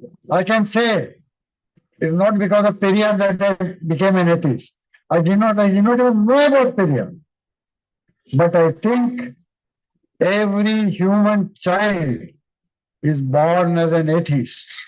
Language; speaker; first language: English; non-native, local second language; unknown